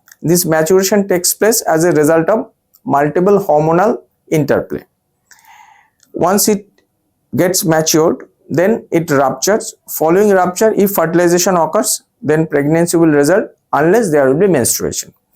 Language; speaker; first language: English; non-native, local second language; Bangla